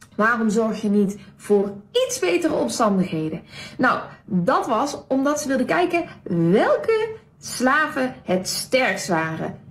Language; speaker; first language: Dutch; native; Dutch